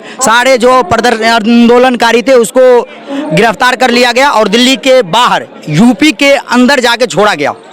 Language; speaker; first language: Hindi; native; Hindi